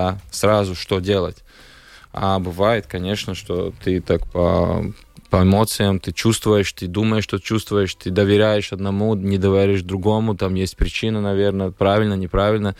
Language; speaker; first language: Russian; non-native, local second language; Latvian